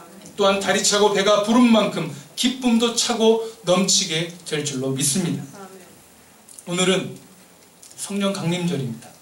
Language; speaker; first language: Korean; native; Korean